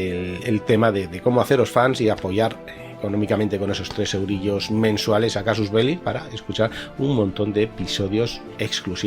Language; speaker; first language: Spanish; native; Spanish